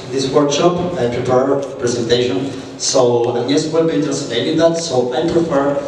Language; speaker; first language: English; non-native, fluent; Spanish